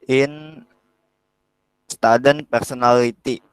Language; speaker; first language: English; non-native, learner; Indonesian